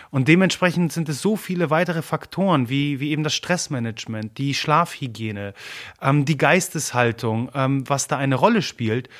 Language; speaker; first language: German; early bilingual, other home language; Polish